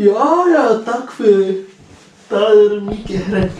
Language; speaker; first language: Icelandic; non-native, learner; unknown